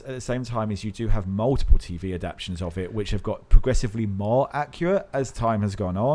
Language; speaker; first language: English; native; English